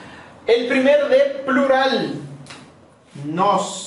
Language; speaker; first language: Spanish; non-native, fluent; Portuguese